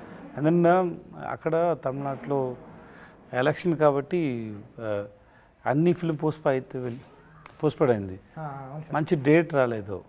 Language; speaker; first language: Telugu; non-native, learner; Tamil